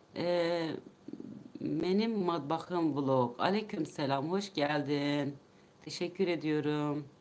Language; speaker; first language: Turkish; non-native, local second language; Kurdish